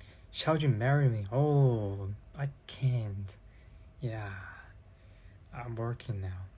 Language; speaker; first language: English; non-native, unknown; Chinese